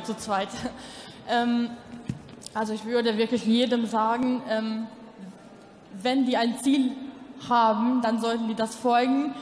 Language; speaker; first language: German; non-native, local second language; Albanian